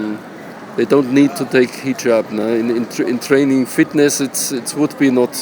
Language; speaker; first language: English; non-native, learner; German